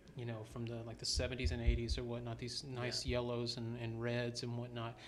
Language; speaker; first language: English; native; English